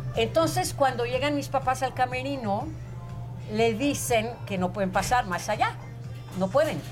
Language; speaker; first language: Spanish; non-native, fluent; Hebrew